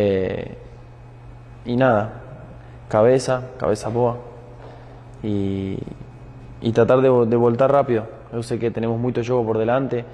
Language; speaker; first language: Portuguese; non-native, fluent; Spanish